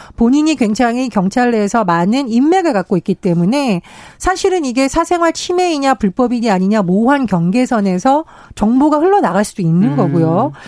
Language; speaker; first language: Korean; native; Korean